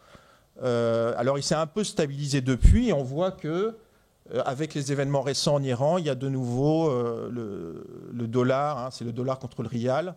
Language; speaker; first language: French; native; French